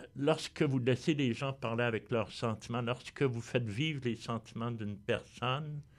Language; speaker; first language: French; non-native, fluent; Spanish